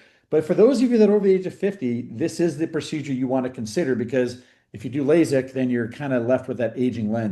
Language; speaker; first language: English; native; English